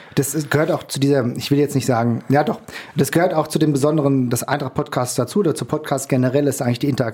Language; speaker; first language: German; native; German